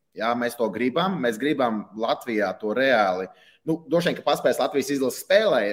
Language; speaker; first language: Latvian; native; Latvian